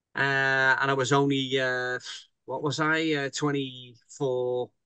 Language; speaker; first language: English; native; English